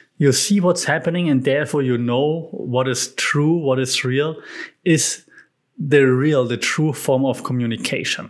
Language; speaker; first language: English; non-native, fluent; German